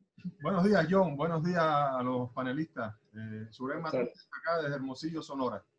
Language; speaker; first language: Spanish; native; Spanish